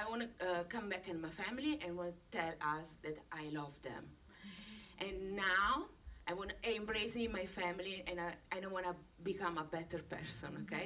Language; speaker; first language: English; non-native, learner; Italian